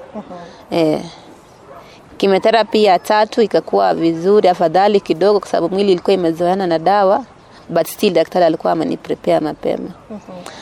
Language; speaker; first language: Swahili; non-native, local second language; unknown